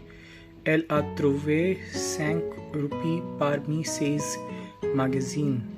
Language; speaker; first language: French; non-native, learner; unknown